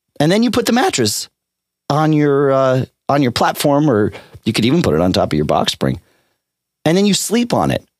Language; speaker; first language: English; native; English